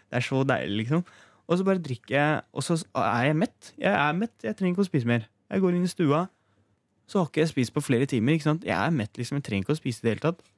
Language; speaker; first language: Norwegian; early bilingual, other home language; Turkish